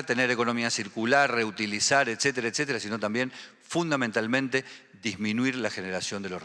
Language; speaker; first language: Spanish; native; Spanish